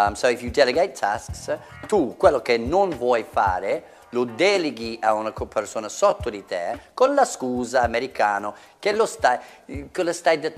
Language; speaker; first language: Italian; non-native, fluent; English